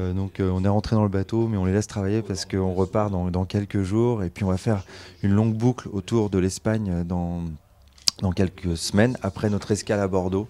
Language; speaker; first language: French; native; French